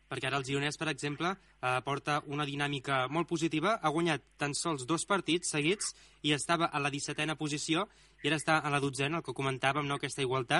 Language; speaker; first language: Catalan; native; Catalan